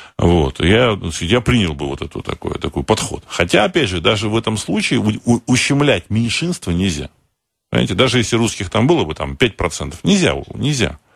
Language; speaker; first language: Russian; native; Russian